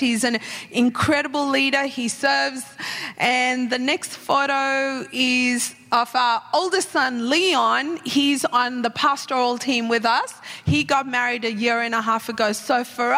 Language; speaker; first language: English; non-native, local second language; Sinhala